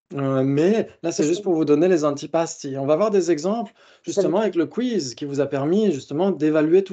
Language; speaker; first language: French; native; French